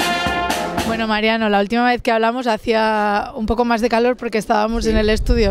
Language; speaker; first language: Spanish; native; Spanish